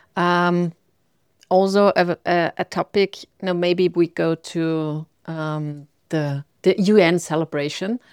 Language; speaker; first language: English; non-native, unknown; German